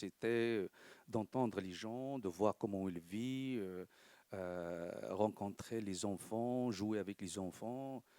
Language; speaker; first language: French; non-native, local second language; Arabic